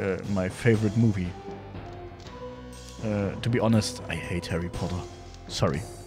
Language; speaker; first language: English; non-native, learner; German